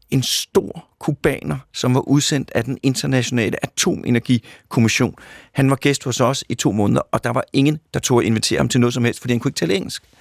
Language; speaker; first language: Danish; native; Danish